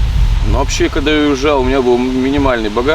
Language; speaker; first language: Russian; native; Russian